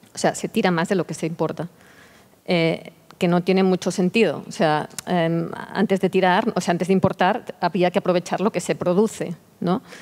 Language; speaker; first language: Spanish; non-native, local second language; Catalan